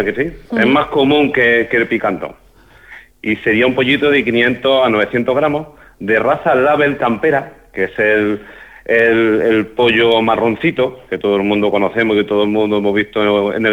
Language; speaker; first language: Spanish; native; Spanish